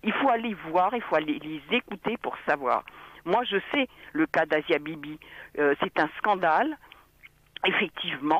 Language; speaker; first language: French; native; French